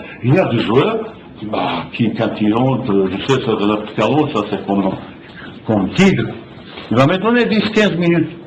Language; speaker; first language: French; non-native, fluent; Bosnian